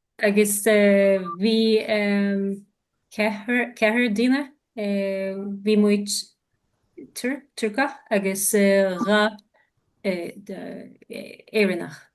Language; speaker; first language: Irish; non-native, learner; Armenian